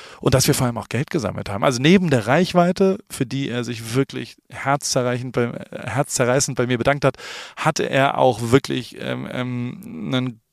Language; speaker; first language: German; native; German